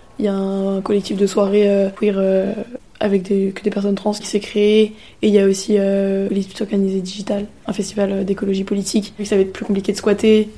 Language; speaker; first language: French; native; French